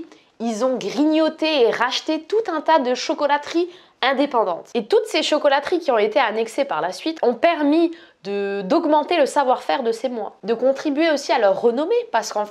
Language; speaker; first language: French; native; French